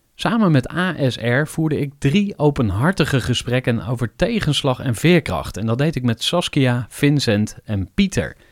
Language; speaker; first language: Dutch; native; Dutch